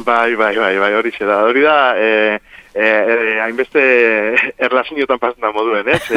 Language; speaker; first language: Basque; native; Basque